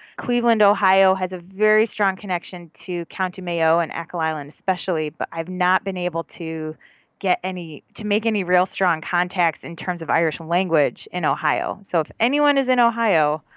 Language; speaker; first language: English; native; English